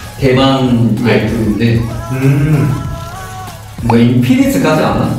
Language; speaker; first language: Korean; non-native, fluent; Chinese